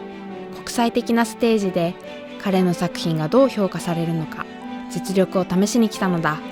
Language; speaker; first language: Japanese; native; Japanese